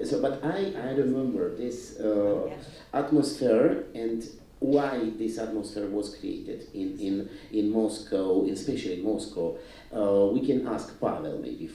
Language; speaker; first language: English; non-native, fluent; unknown